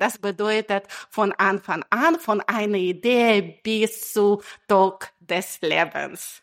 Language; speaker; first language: German; non-native, fluent; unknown